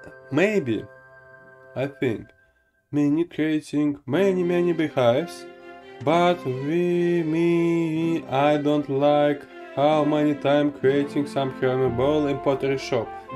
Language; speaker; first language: English; non-native, learner; Russian